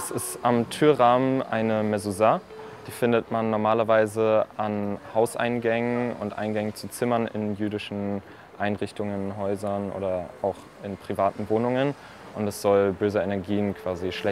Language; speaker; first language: German; native; German